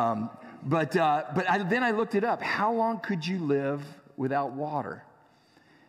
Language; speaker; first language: English; native; English